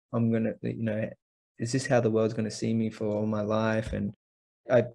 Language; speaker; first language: English; native; English